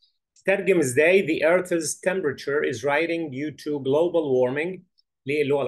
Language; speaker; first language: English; non-native, fluent; Arabic